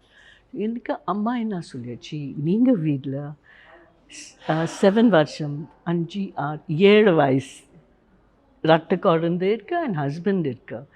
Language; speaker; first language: Tamil; non-native, learner; Hindi